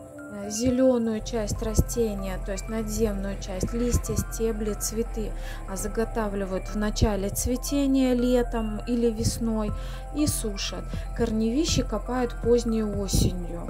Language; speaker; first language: Russian; native; Russian